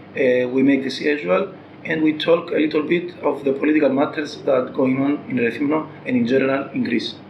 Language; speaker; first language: English; non-native, fluent; Greek